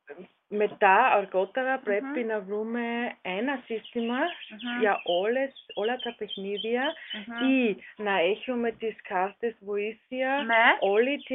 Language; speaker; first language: Greek; non-native, learner; German